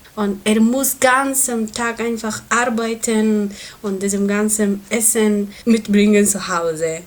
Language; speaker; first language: German; non-native, learner; Persian